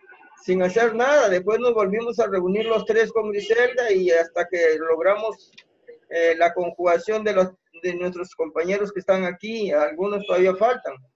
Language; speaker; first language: Spanish; native; Spanish